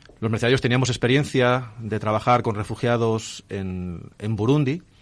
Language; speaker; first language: Spanish; native; Spanish